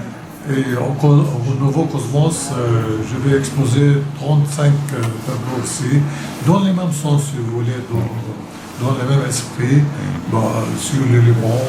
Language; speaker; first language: French; non-native, local second language; Arabic